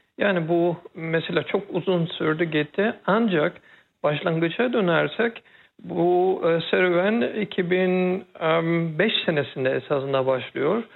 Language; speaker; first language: Turkish; early bilingual, heritage; Turkish